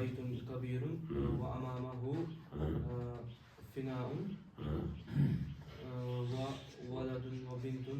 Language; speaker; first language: Arabic; non-native, learner; Urdu